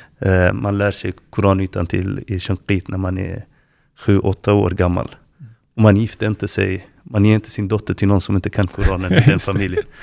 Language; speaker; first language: Swedish; non-native, fluent; Arabic